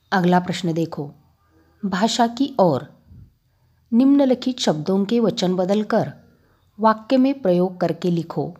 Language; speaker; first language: Hindi; non-native, local second language; Marathi